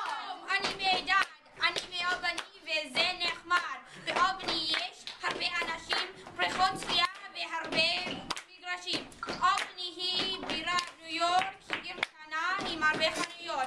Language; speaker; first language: Hebrew; non-native, learner; English